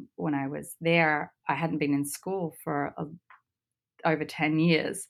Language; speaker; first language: English; native; English